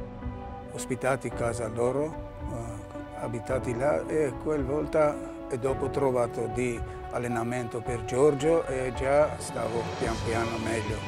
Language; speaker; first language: Italian; non-native, learner; Armenian